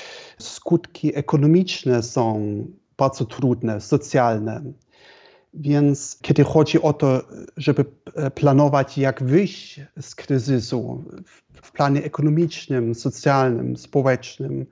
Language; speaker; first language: Polish; non-native, fluent; German